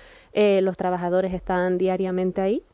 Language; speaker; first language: Spanish; native; Spanish